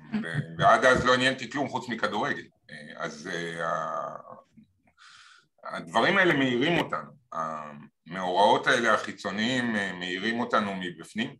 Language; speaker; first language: Hebrew; native; Hebrew